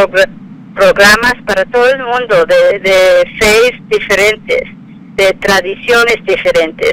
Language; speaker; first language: Spanish; non-native, fluent; English